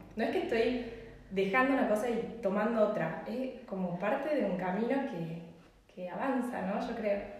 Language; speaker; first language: Spanish; native; Spanish